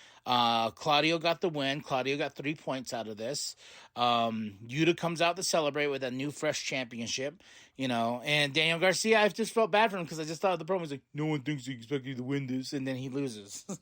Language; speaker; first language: English; native; English